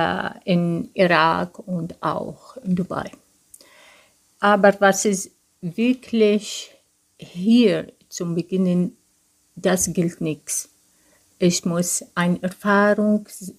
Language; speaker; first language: German; non-native, learner; Arabic